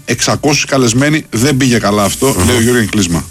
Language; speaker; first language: Greek; native; Greek